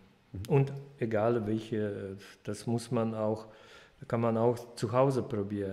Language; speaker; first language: German; non-native, fluent; Polish